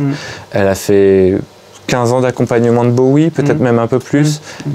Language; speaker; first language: French; native; French